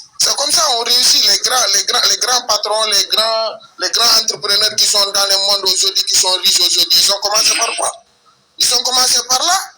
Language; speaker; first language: French; non-native, local second language; Wolof